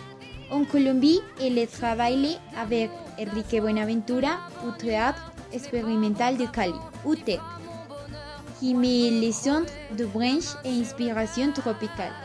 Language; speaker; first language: French; non-native, learner; Spanish